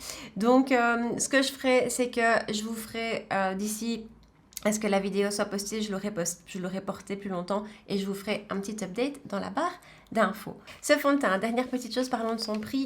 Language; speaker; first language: French; native; French